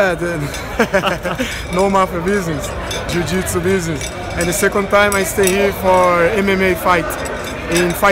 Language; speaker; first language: English; non-native, learner; Portuguese